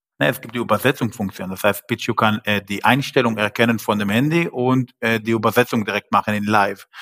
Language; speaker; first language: German; non-native, fluent; Hebrew